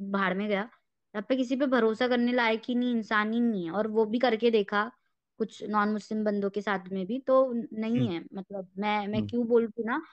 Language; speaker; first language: Hindi; native; Hindi